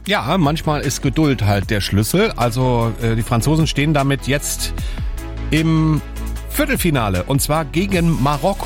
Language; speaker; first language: German; native; German